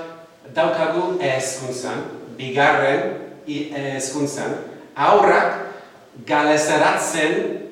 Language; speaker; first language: Basque; non-native, fluent; Welsh